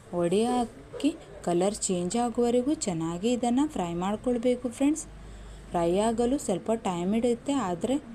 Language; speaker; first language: Kannada; non-native, local second language; Konkani